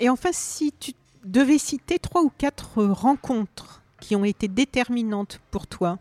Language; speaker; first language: French; native; French